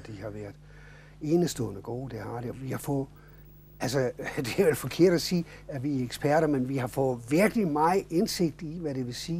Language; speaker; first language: Danish; native; Danish